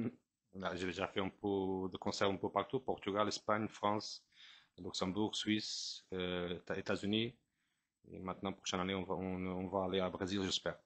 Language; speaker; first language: French; non-native, fluent; Portuguese